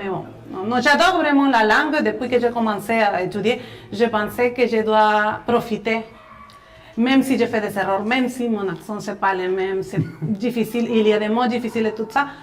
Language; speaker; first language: French; non-native, fluent; Spanish